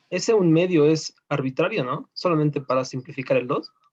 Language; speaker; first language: Spanish; native; Spanish